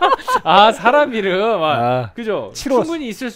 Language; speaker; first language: Korean; native; Korean